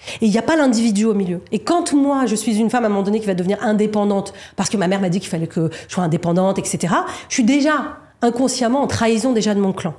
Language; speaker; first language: French; native; French